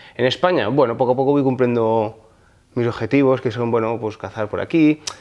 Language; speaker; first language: Spanish; non-native, local second language; Occitan